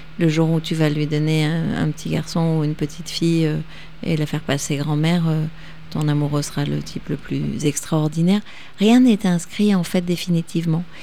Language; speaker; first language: French; native; French